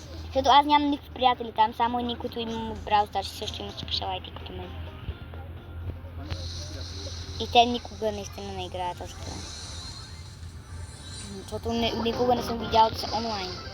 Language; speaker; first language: Bulgarian; early bilingual, heritage; Bulgarian